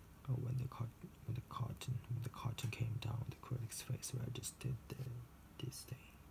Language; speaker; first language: English; non-native, fluent; Japanese